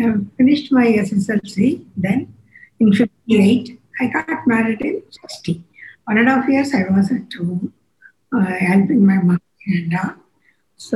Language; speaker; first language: English; non-native, local second language; Tamil